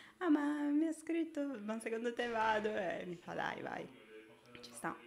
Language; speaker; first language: Italian; native; Italian